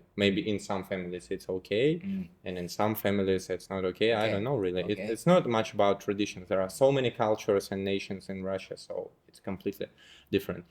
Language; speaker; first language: English; non-native, fluent; Russian